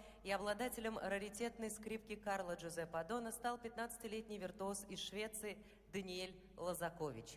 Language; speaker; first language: Russian; native; Russian